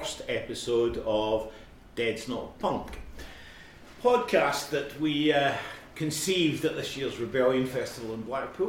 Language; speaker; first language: English; native; English